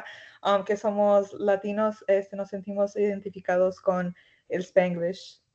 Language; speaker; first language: Spanish; early bilingual, heritage; Spanish